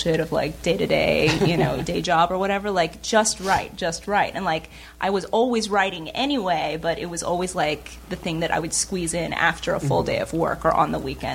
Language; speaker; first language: English; native; English